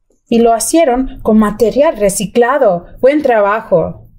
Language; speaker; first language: Spanish; early bilingual, heritage; Spanish